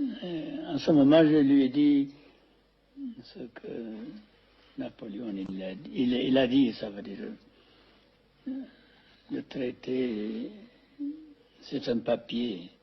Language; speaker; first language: French; non-native, fluent; Amharic